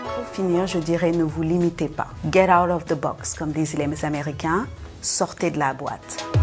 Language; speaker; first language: French; early bilingual, other home language; Wolof